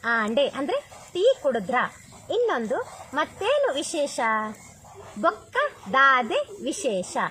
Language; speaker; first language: Kannada; non-native, local second language; Tulu